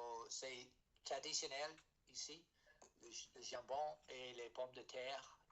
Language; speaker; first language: French; non-native, learner; English